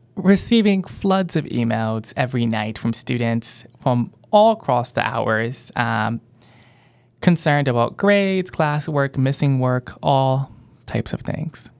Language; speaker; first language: English; native; English